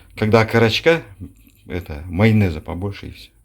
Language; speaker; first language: Russian; non-native, local second language; Kazakh